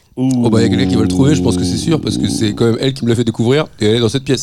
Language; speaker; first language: French; native; French